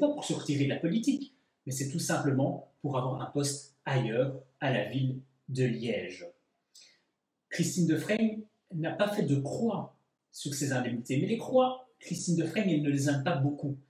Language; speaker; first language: French; native; French